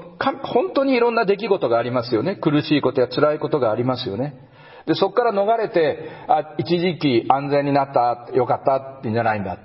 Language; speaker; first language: Japanese; native; Japanese